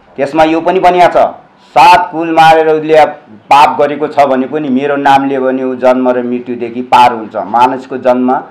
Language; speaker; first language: Nepali; native; Nepali